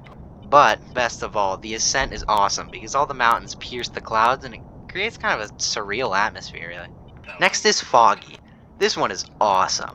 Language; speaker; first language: English; native; English